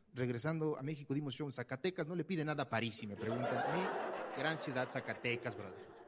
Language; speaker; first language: Spanish; native; Spanish